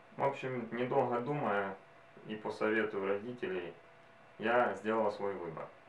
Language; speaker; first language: Russian; native; Russian